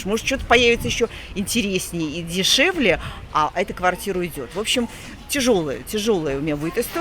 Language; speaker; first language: Russian; native; Russian